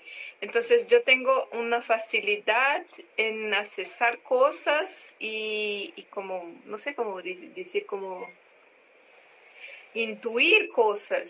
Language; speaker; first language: Spanish; non-native, learner; Portuguese